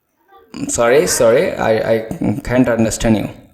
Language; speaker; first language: English; non-native, learner; Bangla